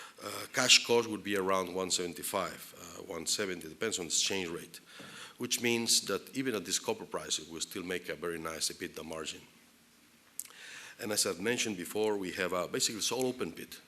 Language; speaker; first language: English; non-native, fluent; Spanish